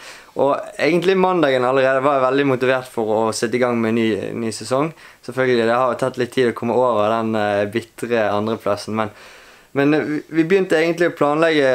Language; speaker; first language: Norwegian; native; Norwegian